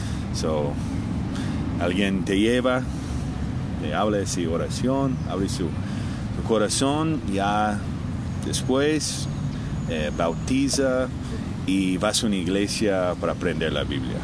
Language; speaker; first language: Spanish; non-native, fluent; English